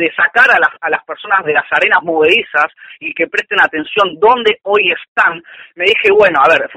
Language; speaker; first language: Spanish; native; Spanish